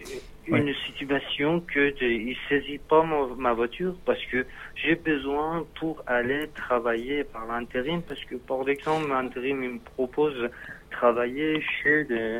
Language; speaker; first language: French; non-native, learner; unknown